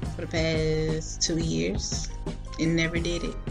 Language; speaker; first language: English; native; English